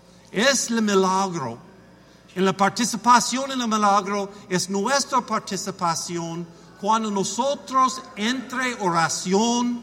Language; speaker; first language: Spanish; non-native, learner; English